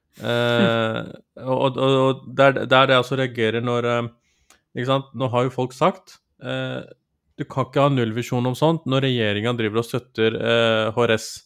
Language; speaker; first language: Norwegian; early bilingual, other home language; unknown